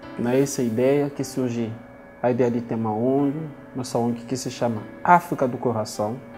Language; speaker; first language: Portuguese; non-native, learner; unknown